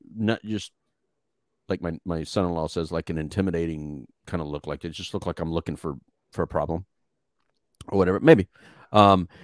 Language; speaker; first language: English; native; English